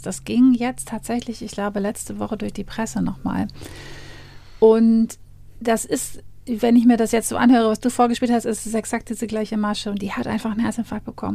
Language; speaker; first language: German; native; German